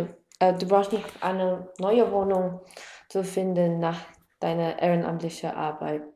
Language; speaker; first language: German; non-native, learner; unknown